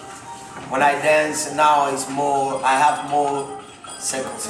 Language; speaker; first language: English; non-native, learner; Spanish